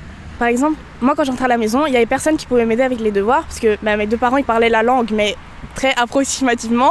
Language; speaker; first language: French; native; French